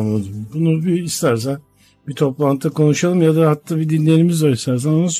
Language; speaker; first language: Turkish; native; Turkish